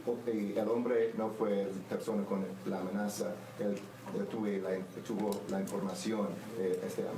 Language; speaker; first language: Spanish; non-native, learner; English